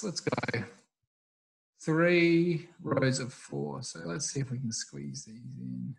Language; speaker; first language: English; native; English